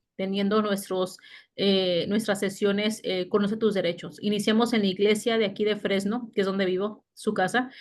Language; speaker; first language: Spanish; native; Spanish